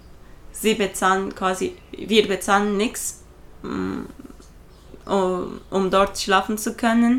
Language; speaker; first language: German; non-native, fluent; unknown